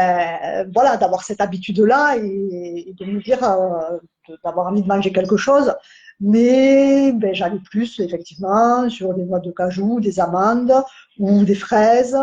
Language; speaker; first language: French; native; French